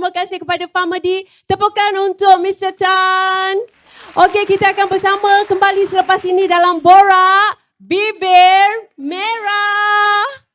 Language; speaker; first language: Malay; native; Malay